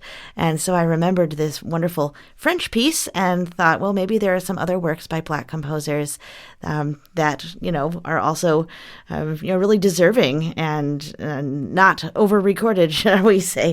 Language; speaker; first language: English; native; English